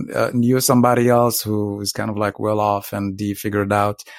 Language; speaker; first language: English; non-native, fluent; Arabic